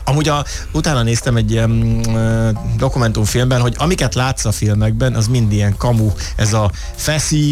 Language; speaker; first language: Hungarian; native; Hungarian